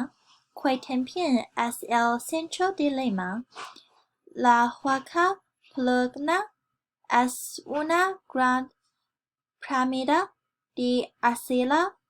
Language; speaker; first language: Spanish; non-native, learner; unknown